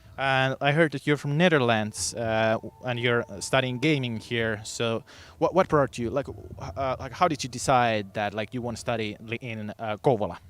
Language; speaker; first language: English; non-native, fluent; Finnish